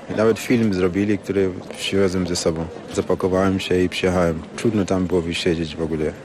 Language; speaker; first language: Polish; non-native, fluent; Swahili